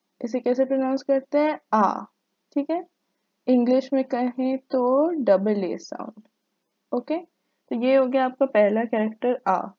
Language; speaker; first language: Hindi; native; Hindi